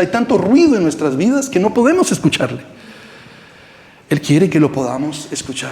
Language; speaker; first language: Spanish; native; Spanish